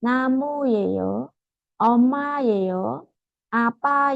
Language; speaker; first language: Korean; non-native, fluent; Khmer